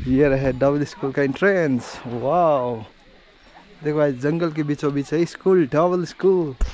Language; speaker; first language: Hindi; non-native, local second language; Nepali